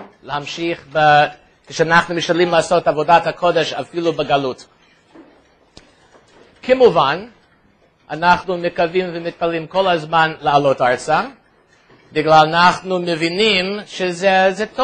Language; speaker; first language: Hebrew; non-native, fluent; English